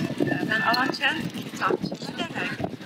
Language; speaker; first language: Persian; non-native, learner; Finnish